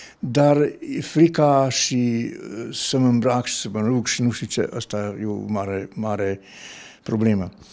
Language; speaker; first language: Romanian; non-native, local second language; Hungarian